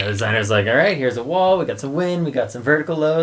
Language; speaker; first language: English; native; English